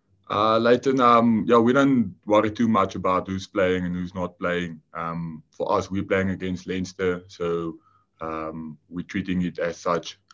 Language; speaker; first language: English; non-native, local second language; Afrikaans